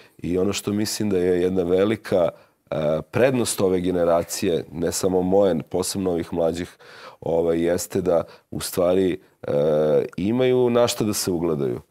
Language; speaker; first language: Serbian; native; Serbian